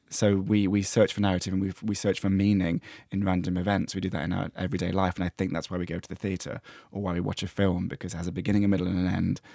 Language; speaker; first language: English; native; English